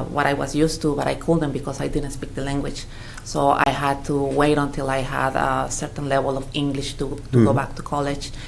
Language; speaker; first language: English; non-native, fluent; Spanish